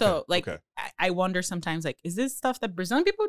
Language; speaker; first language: English; non-native, fluent; Portuguese